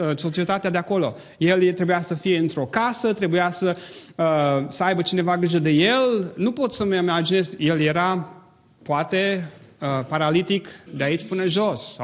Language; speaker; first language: Romanian; native; Romanian